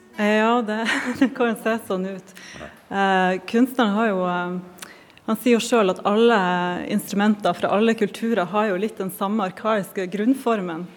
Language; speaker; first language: Norwegian; native; Norwegian